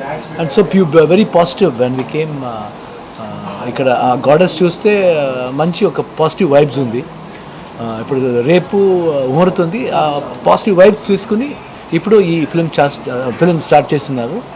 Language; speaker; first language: Telugu; non-native, learner; Kannada